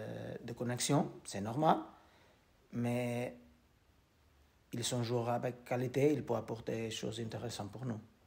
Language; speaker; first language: French; non-native, learner; Portuguese